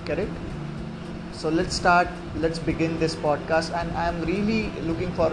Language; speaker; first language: English; non-native, local second language; Hindi